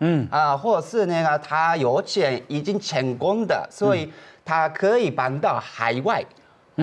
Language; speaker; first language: Chinese; non-native, fluent; Japanese